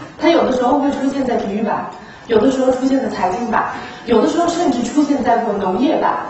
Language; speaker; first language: Chinese; native; Chinese